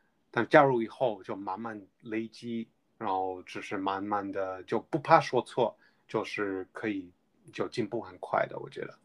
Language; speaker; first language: Chinese; non-native, fluent; English